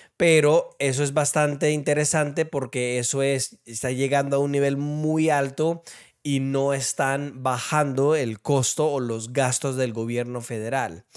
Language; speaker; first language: Spanish; early bilingual, heritage; Spanish